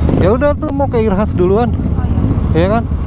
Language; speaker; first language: Indonesian; native; Indonesian